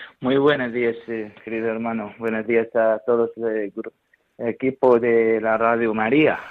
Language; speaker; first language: Spanish; non-native, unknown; Syriac